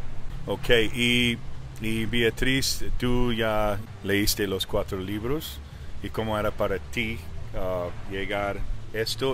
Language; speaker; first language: Spanish; early bilingual, heritage; English